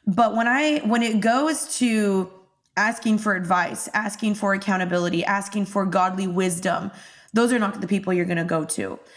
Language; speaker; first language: English; native; English